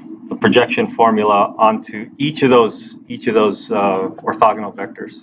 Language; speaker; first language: English; native; English